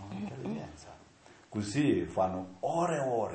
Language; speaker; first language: Italian; non-native, learner; Tibetan